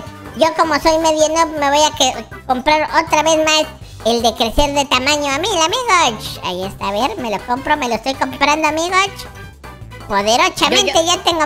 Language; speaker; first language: Spanish; native; Spanish